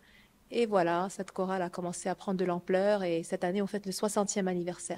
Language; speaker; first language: French; non-native, local second language; Arabic